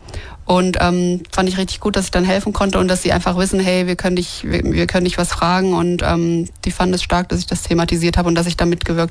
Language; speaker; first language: German; native; German